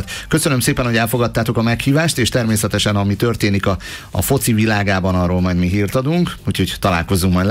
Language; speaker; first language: Hungarian; native; Hungarian